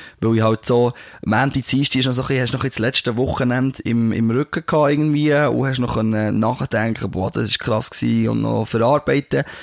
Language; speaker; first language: German; native; German